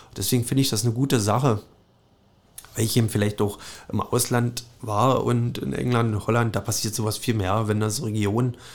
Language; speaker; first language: German; native; German